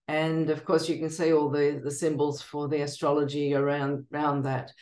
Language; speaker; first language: English; native; English